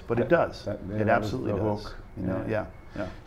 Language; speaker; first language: English; native; English